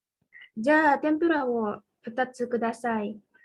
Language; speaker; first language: Japanese; non-native, learner; Indonesian